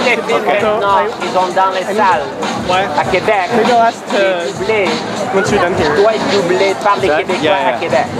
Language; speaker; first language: French; non-native, local second language; English